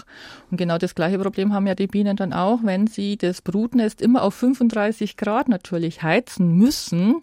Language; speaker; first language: German; native; German